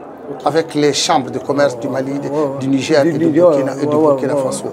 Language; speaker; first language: French; non-native, local second language; Tamasheq